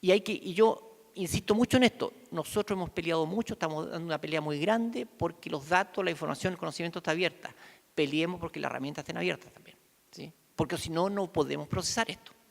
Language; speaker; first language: Spanish; native; Spanish